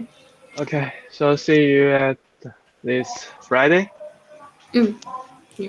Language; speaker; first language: English; non-native, fluent; Chinese